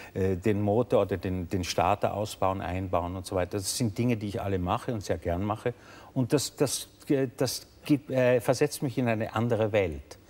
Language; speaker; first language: German; native; German